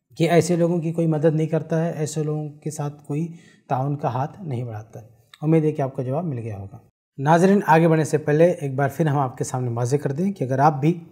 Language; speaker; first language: Hindi; native; Hindi